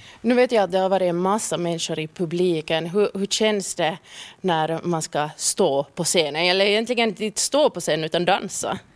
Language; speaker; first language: Swedish; native; Swedish